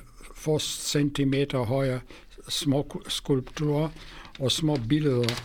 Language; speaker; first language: Swedish; non-native, fluent; Polish